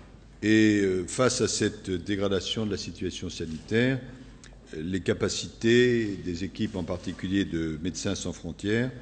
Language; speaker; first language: French; native; French